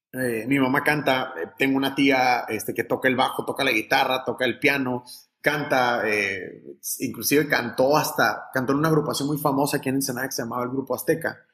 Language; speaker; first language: Spanish; native; Spanish